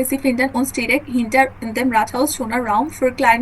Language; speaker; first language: German; non-native, fluent; Bangla